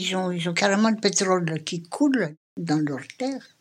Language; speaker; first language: French; non-native, local second language; Malagasy